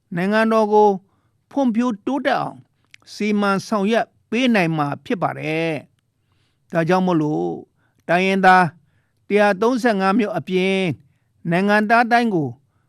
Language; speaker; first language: Burmese; non-native, local second language; Shan